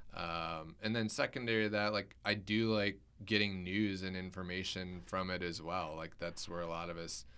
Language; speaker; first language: English; native; English